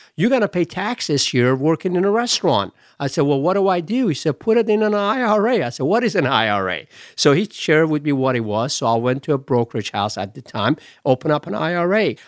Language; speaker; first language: English; non-native, fluent; Persian